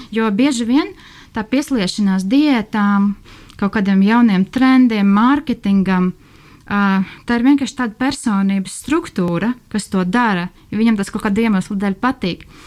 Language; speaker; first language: Latvian; non-native, local second language; Russian